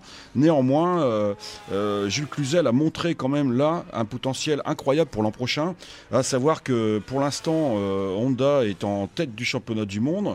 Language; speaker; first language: French; native; French